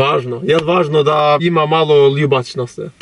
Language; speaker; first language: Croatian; non-native, learner; Albanian